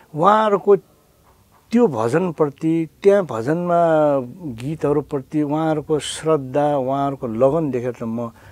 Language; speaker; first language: Nepali; non-native, local second language; Newari